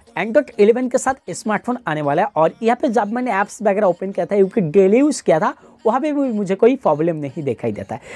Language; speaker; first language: Hindi; non-native, local second language; Bangla